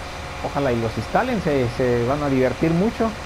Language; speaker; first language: Spanish; native; Spanish